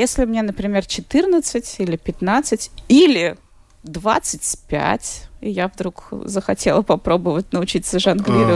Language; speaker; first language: Russian; native; Russian